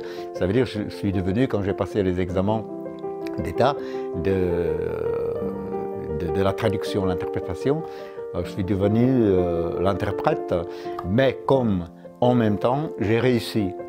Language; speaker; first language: French; non-native, fluent; Czech